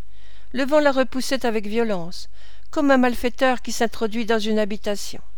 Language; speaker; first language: French; native; French